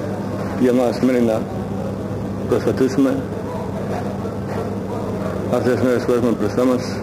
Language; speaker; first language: Greek; non-native, fluent; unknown